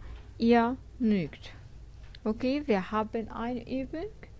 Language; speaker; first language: German; non-native, fluent; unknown